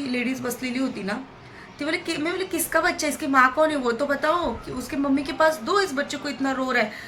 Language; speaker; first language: Hindi; non-native, local second language; Marathi